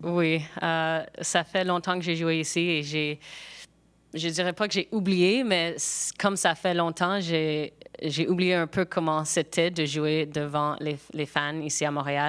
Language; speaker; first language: French; non-native, local second language; English